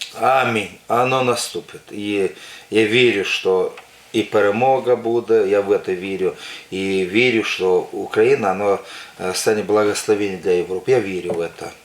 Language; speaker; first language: Ukrainian; non-native, local second language; Russian